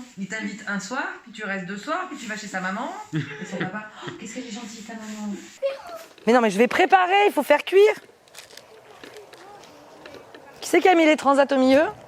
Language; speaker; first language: French; native; French